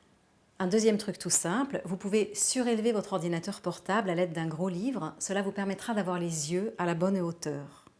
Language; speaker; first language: French; native; French